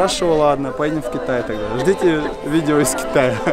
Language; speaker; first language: Russian; native; Russian